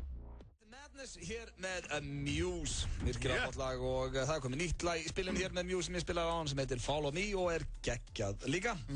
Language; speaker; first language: Icelandic; native; Icelandic